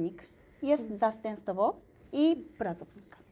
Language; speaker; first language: Polish; non-native, learner; Japanese